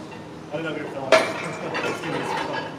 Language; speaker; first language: English; native; English